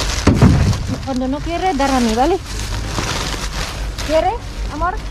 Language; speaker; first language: Spanish; non-native, learner; Filipino